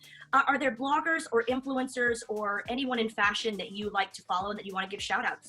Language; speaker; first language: English; native; English